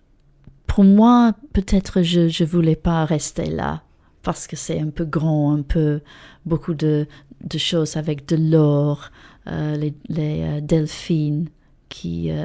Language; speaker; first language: French; non-native, learner; English